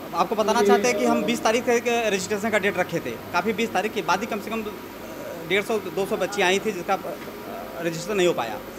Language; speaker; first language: Hindi; native; Hindi